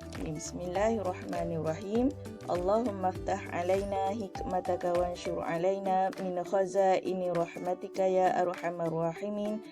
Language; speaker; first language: Malay; native; Malay